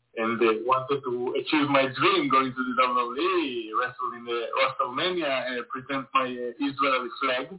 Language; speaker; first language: English; non-native, learner; Hebrew